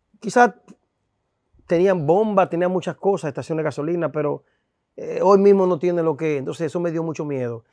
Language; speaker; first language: Spanish; native; Spanish